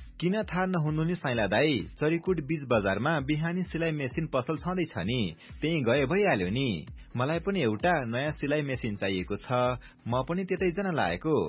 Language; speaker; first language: Nepali; native; Nepali